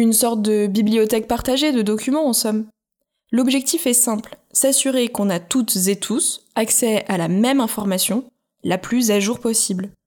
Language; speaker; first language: French; native; French